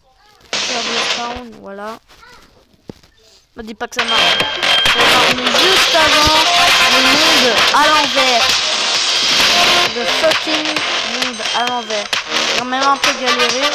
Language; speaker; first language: French; native; French